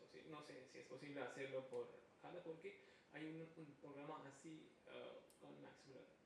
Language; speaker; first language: Spanish; non-native, fluent; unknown